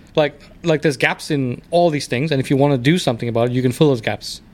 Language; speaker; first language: English; native; English